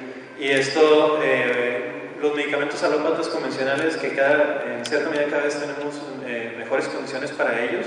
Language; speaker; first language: Spanish; native; Spanish